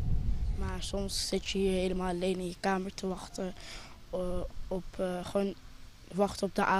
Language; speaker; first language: Dutch; early bilingual, other home language; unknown